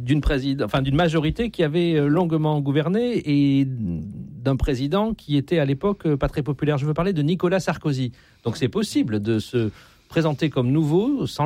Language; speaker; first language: French; native; French